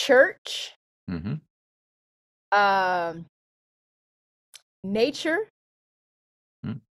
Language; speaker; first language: English; native; English